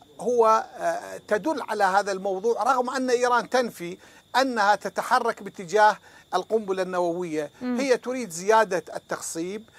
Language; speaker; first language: Arabic; non-native, fluent; Persian